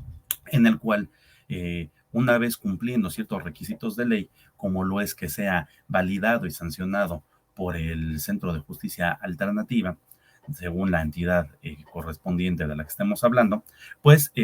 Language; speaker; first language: Spanish; native; Spanish